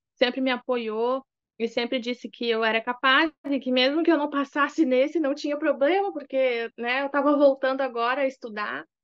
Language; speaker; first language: Portuguese; native; Portuguese